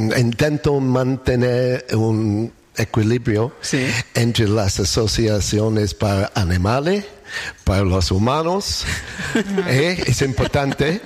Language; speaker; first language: Spanish; non-native, learner; English